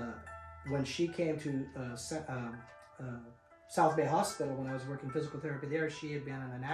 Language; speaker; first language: English; native; English